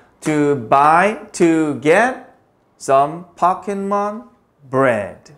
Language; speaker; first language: English; non-native, fluent; Korean